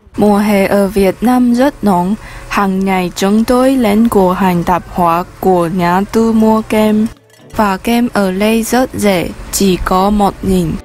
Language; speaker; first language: Vietnamese; non-native, learner; Chinese